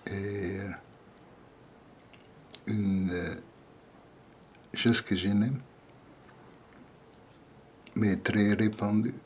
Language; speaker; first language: French; non-native, fluent; German